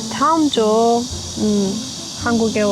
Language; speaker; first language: Korean; non-native, learner; Persian